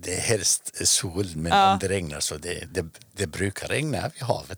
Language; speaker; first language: Swedish; non-native, fluent; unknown